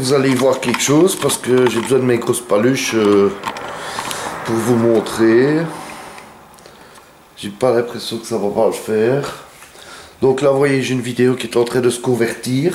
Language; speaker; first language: French; native; French